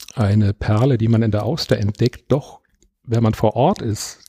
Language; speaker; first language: German; native; German